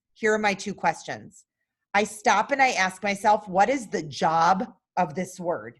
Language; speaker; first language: English; native; English